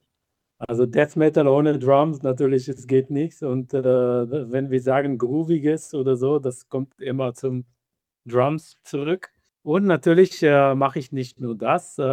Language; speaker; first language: German; non-native, fluent; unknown